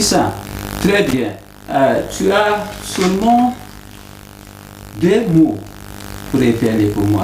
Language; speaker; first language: French; non-native, fluent; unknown